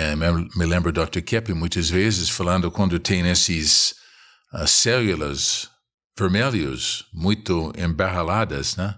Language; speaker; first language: Portuguese; non-native, fluent; English